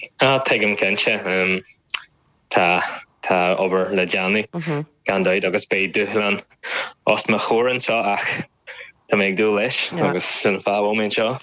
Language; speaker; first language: Irish; non-native, local second language; English